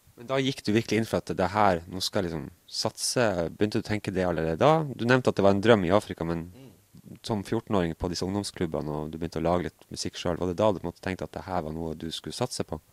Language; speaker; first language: Norwegian; native; Norwegian